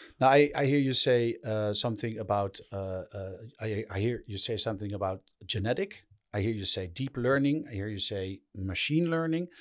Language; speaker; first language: English; non-native, fluent; Dutch